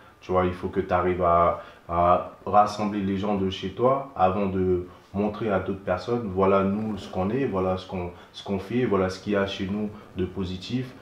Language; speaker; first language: French; non-native, local second language; Haitian Creole